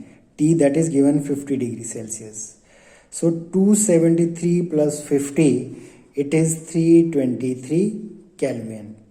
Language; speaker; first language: English; non-native, local second language; Hindi